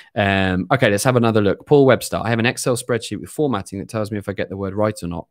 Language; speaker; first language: English; native; English